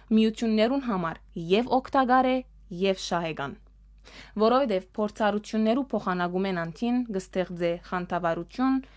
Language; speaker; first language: Armenian; early bilingual, heritage; Armenian